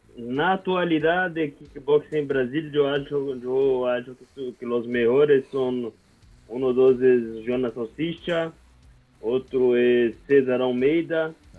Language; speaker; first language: Spanish; non-native, learner; Portuguese